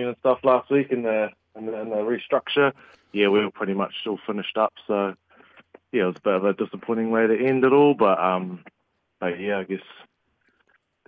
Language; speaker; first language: English; native; English